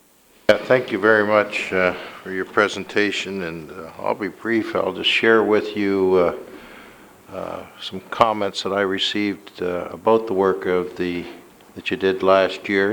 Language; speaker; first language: English; native; English